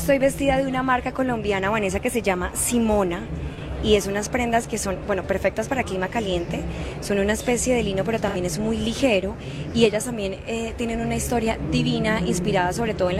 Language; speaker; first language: Spanish; native; Spanish